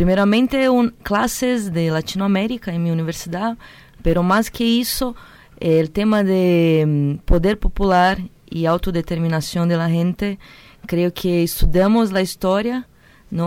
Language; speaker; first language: Spanish; non-native, learner; Portuguese